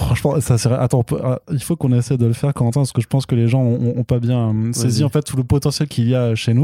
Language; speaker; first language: French; native; French